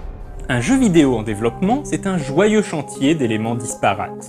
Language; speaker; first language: French; native; French